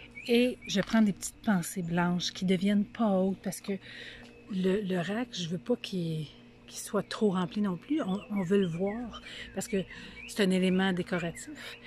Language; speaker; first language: French; native; French